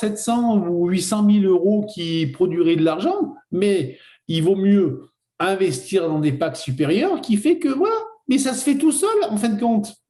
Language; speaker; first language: French; native; French